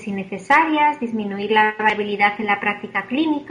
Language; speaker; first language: Spanish; native; Spanish